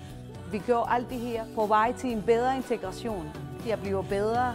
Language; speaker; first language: Danish; non-native, fluent; Spanish